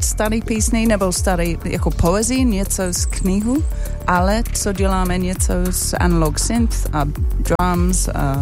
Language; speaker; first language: Czech; non-native, learner; English